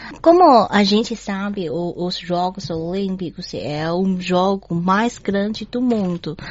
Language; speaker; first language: Portuguese; non-native, learner; Chinese